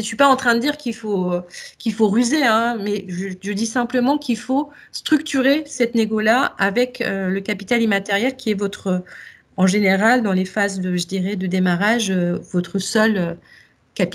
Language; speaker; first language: French; native; French